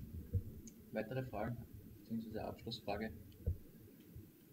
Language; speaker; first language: German; native; German